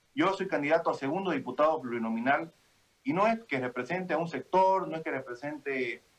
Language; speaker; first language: Spanish; native; Spanish